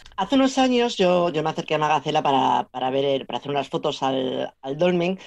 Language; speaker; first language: Spanish; native; Spanish